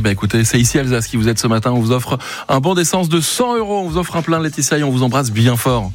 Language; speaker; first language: French; native; French